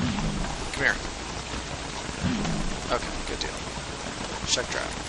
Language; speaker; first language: English; native; English